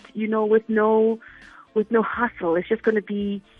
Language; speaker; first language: English; non-native, local second language; Tswana